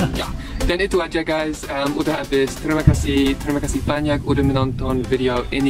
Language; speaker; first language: Indonesian; non-native, learner; English